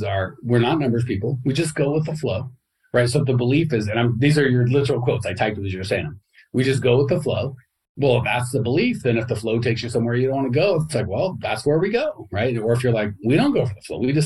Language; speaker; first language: English; native; English